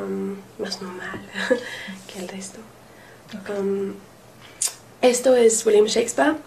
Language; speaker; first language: Spanish; non-native, learner; English